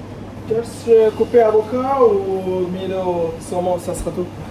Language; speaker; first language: French; non-native, learner; Bangla